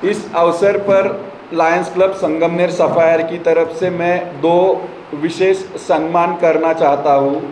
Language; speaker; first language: Hindi; non-native, local second language; Marathi